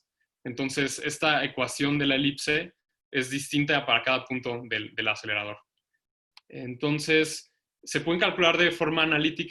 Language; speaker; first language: Spanish; native; Spanish